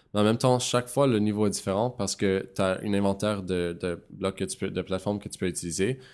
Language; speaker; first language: French; non-native, local second language; English